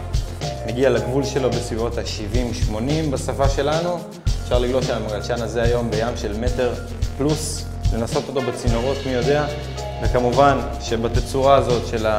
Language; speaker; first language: Hebrew; native; Hebrew